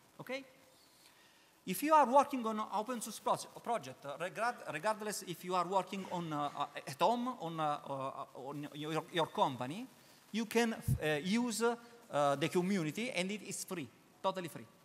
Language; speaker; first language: English; non-native, learner; Italian